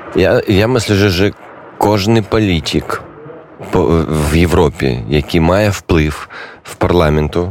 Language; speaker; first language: Polish; non-native, learner; Ukrainian